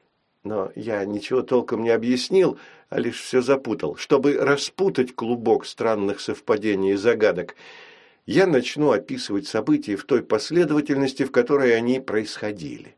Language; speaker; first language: Russian; native; Russian